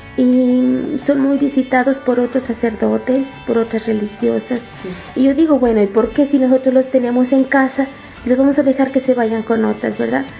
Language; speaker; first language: Spanish; native; Spanish